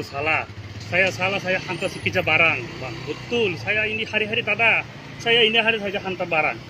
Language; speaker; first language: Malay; non-native, learner; Rohingya